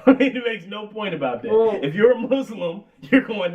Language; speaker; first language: English; native; English